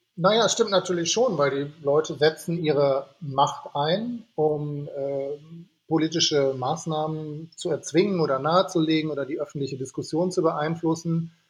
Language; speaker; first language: German; native; German